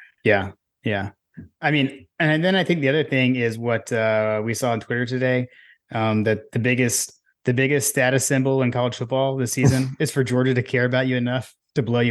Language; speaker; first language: English; native; English